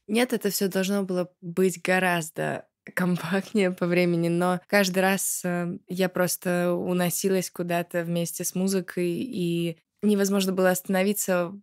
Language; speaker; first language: Russian; native; Russian